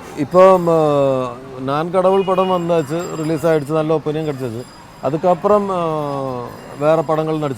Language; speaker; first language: Tamil; non-native, fluent; Malayalam